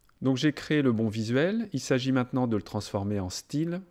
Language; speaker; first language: French; native; French